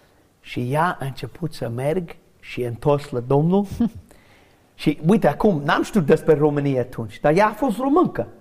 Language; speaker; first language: Romanian; non-native, fluent; English